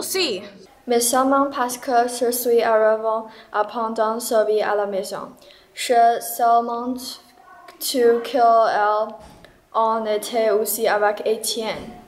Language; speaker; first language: French; non-native, learner; English